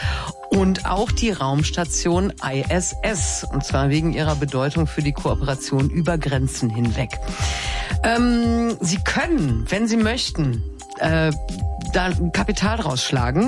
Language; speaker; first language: German; native; German